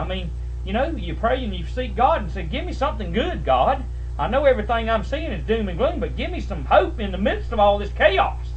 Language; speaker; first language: English; native; English